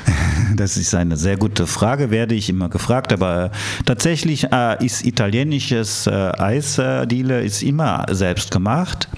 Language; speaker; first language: German; early bilingual, other home language; Italian